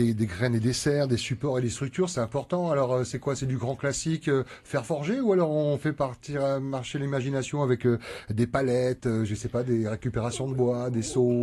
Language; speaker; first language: French; native; French